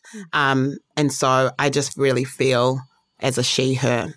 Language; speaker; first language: English; early bilingual, other home language; Shona